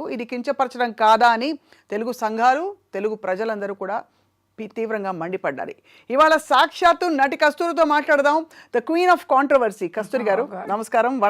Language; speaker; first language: Telugu; native; Telugu